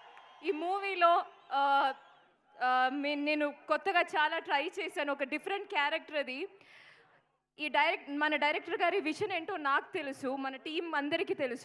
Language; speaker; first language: Telugu; non-native, fluent; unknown